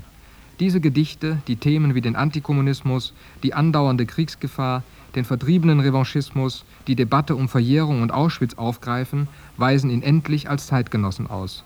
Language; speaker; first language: German; native; German